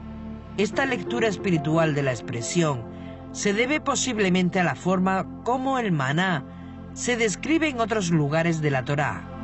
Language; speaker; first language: Spanish; native; Spanish